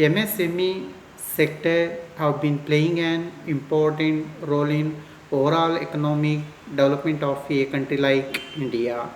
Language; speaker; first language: English; non-native, local second language; Kannada